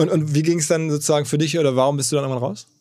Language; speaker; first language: German; native; German